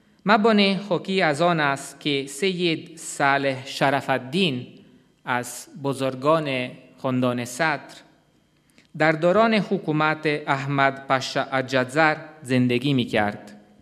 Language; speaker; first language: Persian; non-native, fluent; Italian